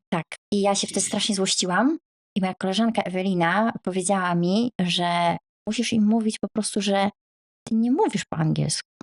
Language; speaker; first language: Polish; native; Polish